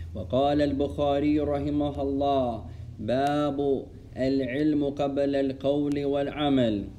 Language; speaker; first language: Arabic; non-native, fluent; English